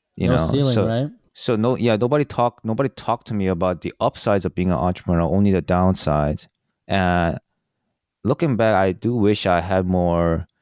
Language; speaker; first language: English; early bilingual, other home language; Korean